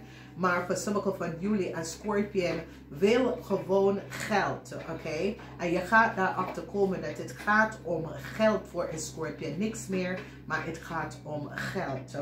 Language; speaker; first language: Dutch; non-native, learner; English